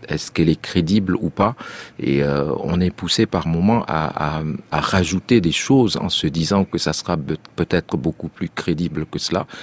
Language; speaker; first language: French; non-native, local second language; Arabic